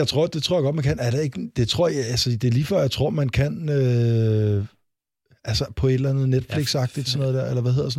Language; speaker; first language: Danish; native; Danish